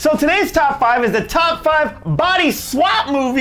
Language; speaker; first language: English; native; English